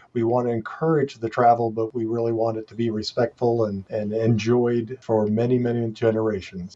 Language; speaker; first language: English; native; English